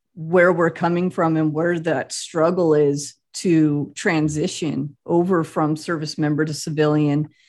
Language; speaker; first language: English; native; English